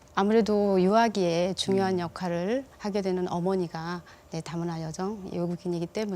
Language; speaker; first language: Korean; native; Korean